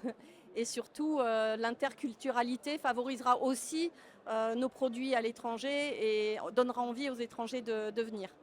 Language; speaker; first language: French; native; French